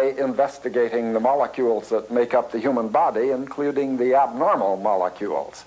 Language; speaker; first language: English; native; English